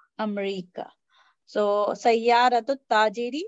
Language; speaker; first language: Arabic; non-native, fluent; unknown